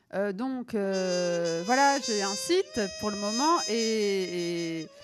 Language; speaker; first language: French; native; French